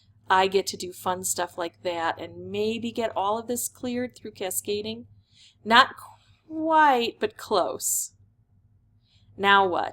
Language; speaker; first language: English; native; English